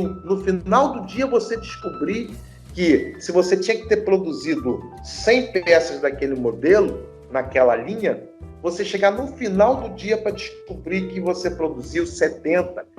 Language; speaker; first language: Portuguese; native; Portuguese